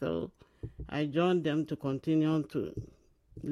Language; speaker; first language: English; non-native, local second language; Akan